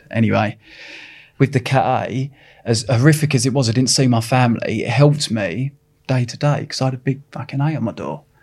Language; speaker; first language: English; native; English